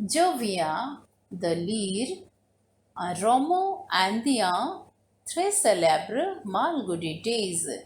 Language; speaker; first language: French; non-native, fluent; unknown